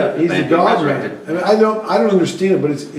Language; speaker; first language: English; native; English